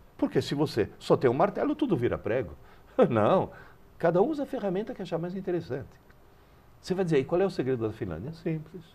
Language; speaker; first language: Portuguese; early bilingual, other home language; Italian